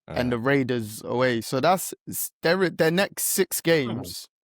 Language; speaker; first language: English; native; English